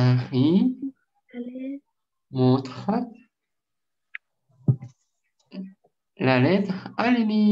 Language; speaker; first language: French; non-native, learner; Russian